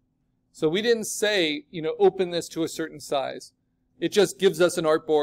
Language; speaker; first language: English; native; English